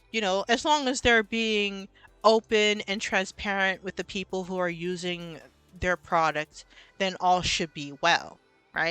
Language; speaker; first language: English; native; English